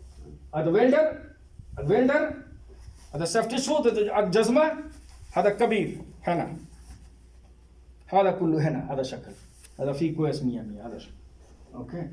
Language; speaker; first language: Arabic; non-native, learner; Hindi